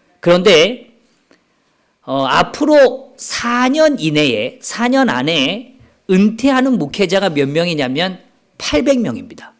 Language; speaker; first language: Korean; native; Korean